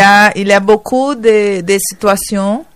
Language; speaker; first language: French; non-native, learner; Portuguese